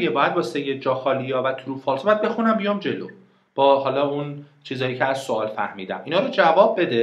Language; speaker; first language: Persian; native; Persian